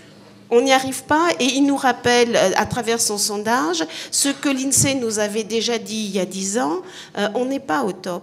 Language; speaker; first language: French; native; French